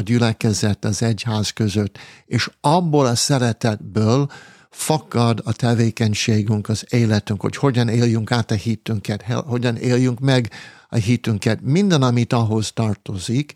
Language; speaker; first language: Hungarian; non-native, fluent; English